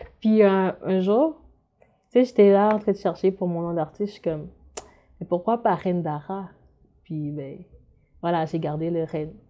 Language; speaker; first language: French; non-native, local second language; Haitian Creole